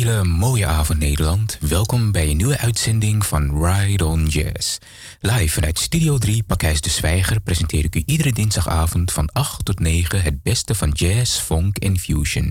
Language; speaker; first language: Dutch; native; Dutch